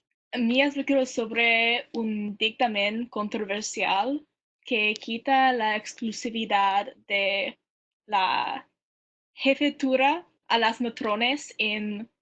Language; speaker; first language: Spanish; non-native, learner; English